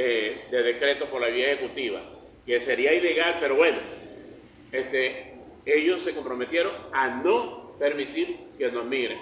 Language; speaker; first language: Spanish; native; Spanish